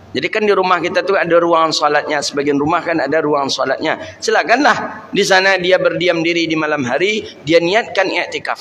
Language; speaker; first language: Malay; non-native, local second language; Minangkabau